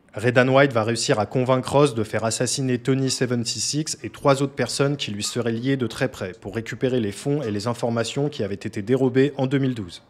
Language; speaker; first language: French; native; French